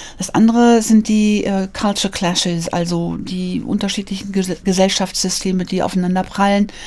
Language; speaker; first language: German; native; German